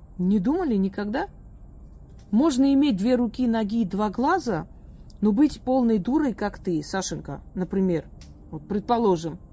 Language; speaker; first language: Russian; native; Russian